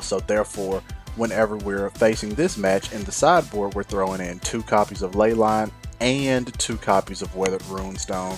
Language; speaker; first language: English; native; English